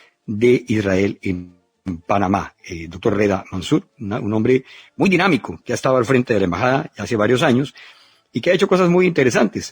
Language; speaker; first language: Spanish; native; Spanish